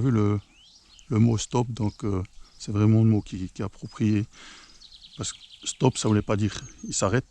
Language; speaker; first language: French; native; French